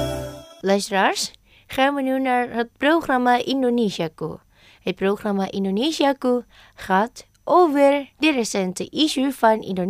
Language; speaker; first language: Dutch; non-native, learner; Indonesian